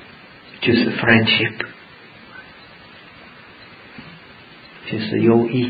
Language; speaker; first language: Chinese; non-native, fluent; Czech